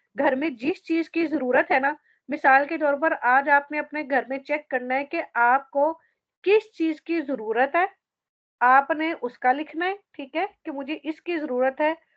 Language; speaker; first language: Urdu; native; Urdu